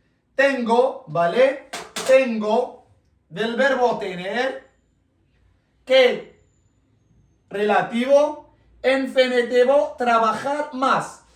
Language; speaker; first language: Spanish; non-native, local second language; Arabic